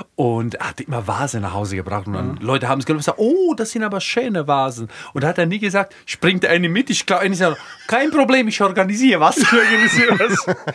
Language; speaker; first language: German; early bilingual, other home language; Croatian